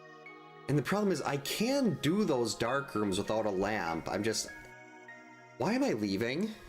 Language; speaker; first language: English; native; English